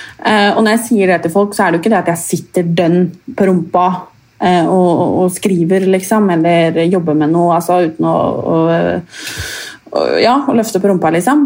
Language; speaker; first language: Norwegian; native; Norwegian